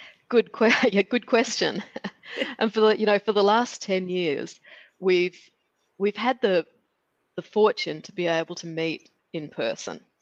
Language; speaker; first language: English; native; English